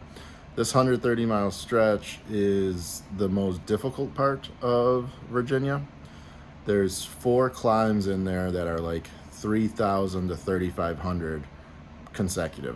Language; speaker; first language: English; native; English